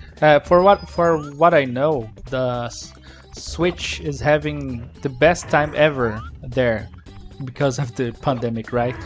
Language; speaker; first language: English; non-native, fluent; Portuguese